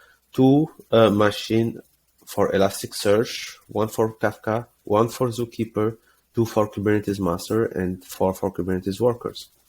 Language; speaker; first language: English; non-native, fluent; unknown